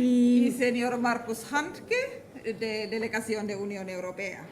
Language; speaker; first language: Spanish; non-native, fluent; Finnish